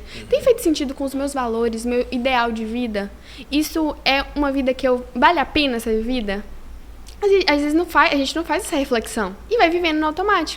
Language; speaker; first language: Portuguese; native; Portuguese